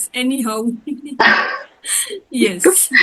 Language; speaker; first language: English; non-native, learner; Hindi